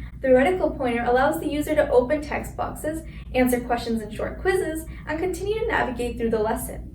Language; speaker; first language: English; native; English